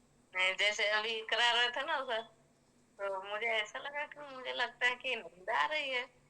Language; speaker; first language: Hindi; native; Hindi